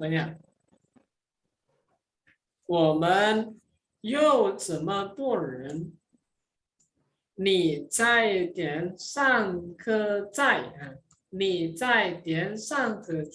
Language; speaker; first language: Chinese; non-native, fluent; Indonesian